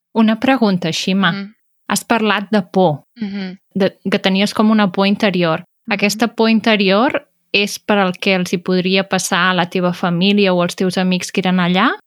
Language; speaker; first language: Catalan; native; Catalan